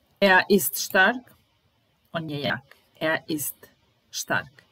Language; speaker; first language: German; non-native, fluent; Serbian